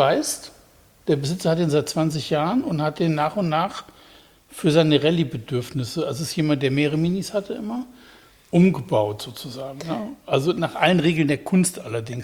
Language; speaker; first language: German; native; German